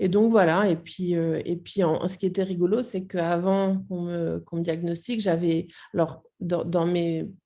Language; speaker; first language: French; native; French